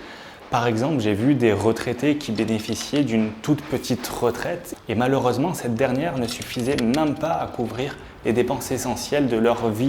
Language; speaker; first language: French; native; French